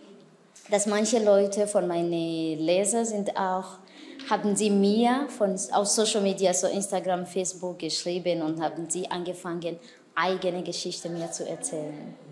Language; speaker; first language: German; non-native, fluent; Kinyarwanda